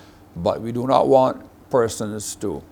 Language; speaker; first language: English; native; English